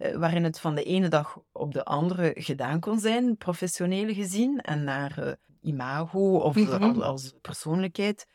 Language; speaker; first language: Dutch; native; Dutch